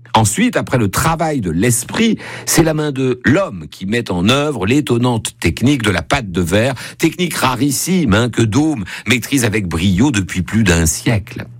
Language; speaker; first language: French; native; French